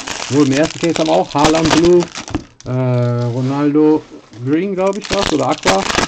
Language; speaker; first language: German; native; German